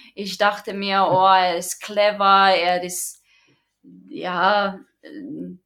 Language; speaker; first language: German; non-native, fluent; Croatian